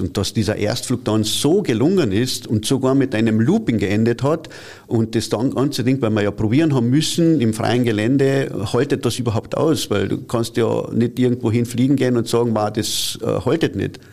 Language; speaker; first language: German; native; German